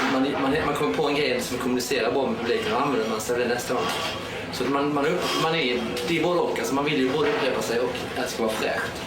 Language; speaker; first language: Swedish; native; Swedish